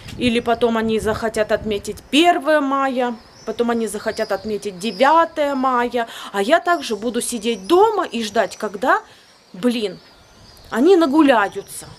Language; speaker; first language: Russian; native; Russian